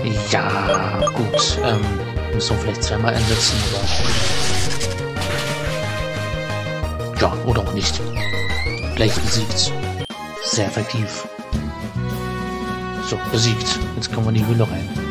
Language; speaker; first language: German; native; German